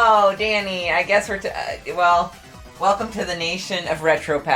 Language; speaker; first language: English; native; English